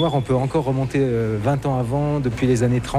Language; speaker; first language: French; native; French